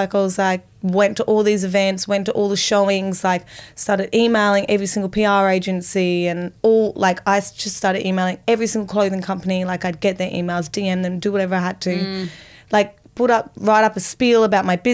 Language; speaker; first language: English; native; English